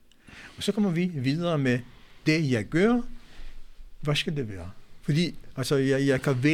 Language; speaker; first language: Danish; non-native, fluent; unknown